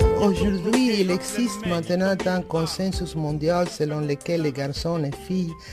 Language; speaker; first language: French; non-native, fluent; Spanish